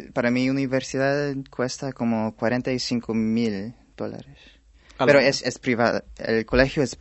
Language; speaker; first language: Spanish; non-native, fluent; English